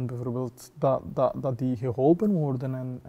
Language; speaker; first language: Dutch; non-native, fluent; Kinyarwanda